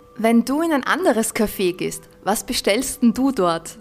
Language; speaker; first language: German; native; German